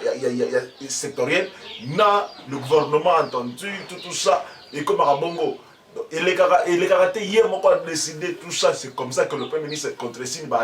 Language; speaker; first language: French; non-native, local second language; Lingala